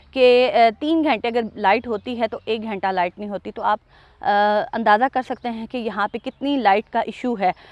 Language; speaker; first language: Urdu; non-native, local second language; Punjabi